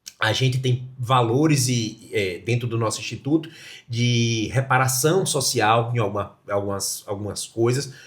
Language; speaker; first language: Portuguese; native; Portuguese